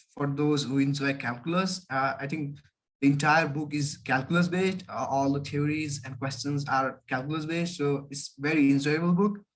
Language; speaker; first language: English; non-native, local second language; Nepali